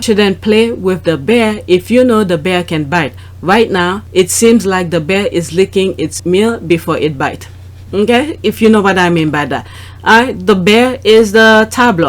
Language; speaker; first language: English; non-native, fluent; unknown